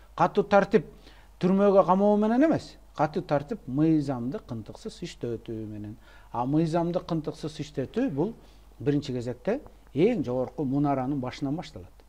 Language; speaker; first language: Kyrgyz; native; Kyrgyz